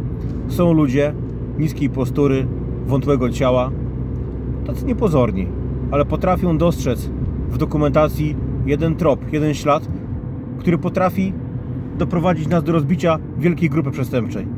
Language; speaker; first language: Polish; native; Polish